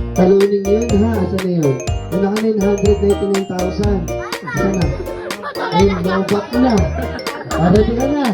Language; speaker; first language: Filipino; native; Filipino